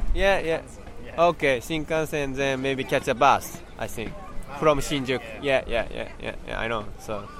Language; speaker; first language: English; non-native, learner; Japanese